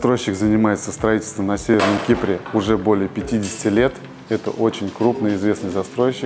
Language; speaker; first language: Russian; native; Russian